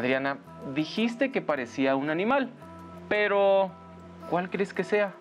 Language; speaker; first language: Spanish; native; Spanish